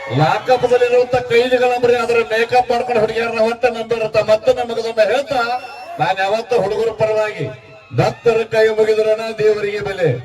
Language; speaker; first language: Kannada; native; Kannada